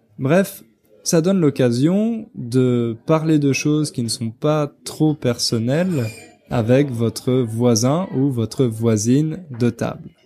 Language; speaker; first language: French; native; French